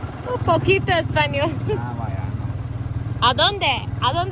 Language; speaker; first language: Spanish; non-native, learner; Malayalam